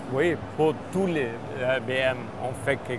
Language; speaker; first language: French; non-native, fluent; German